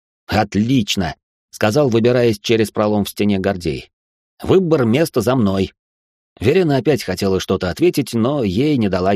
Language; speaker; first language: Russian; native; Russian